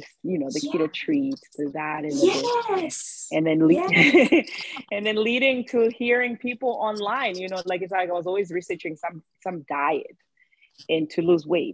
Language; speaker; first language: English; non-native, local second language; Swati